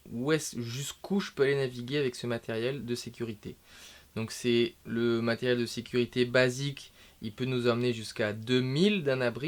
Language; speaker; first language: French; native; French